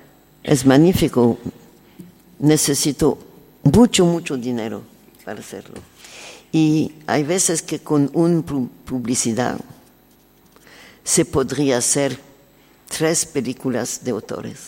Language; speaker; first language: Spanish; non-native, learner; French